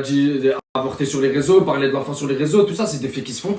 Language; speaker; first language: French; native; French